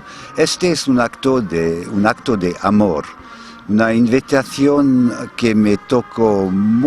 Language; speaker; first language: Spanish; non-native, fluent; English